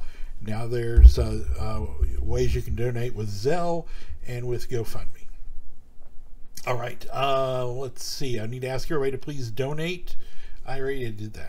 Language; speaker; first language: English; native; English